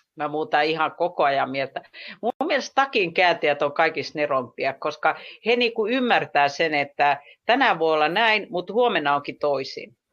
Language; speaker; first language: Finnish; native; Finnish